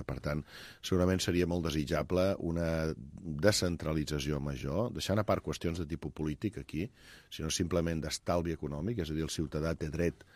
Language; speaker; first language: Catalan; native; Catalan